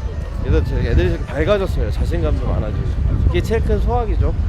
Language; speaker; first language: Korean; native; Korean